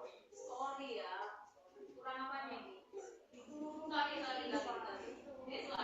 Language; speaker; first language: English; non-native, learner; Indonesian